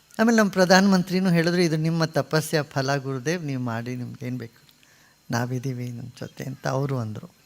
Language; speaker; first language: Kannada; non-native, local second language; Tamil